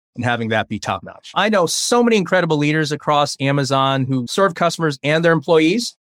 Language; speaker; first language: English; early bilingual, other home language; Chinese